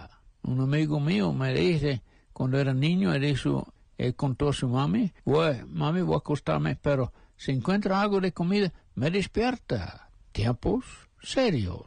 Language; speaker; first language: Spanish; non-native, fluent; English